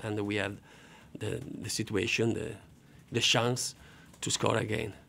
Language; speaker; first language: English; non-native, learner; Italian